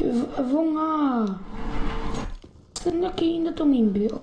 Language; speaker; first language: Portuguese; native; Portuguese